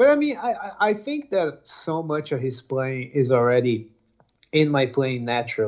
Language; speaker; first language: English; non-native, fluent; Portuguese